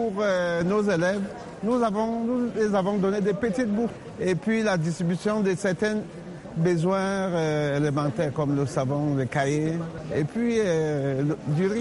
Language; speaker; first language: French; non-native, local second language; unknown